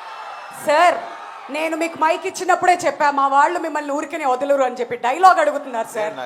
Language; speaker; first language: Telugu; native; Telugu